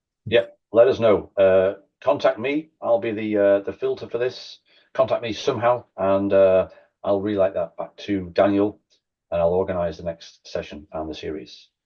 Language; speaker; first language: English; native; English